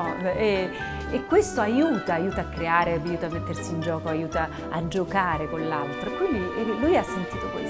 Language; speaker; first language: Italian; native; Italian